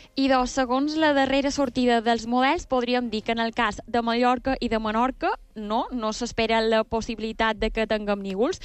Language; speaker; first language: Catalan; native; Catalan